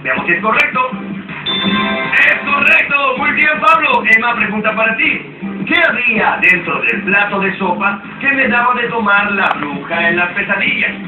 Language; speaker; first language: Spanish; native; Spanish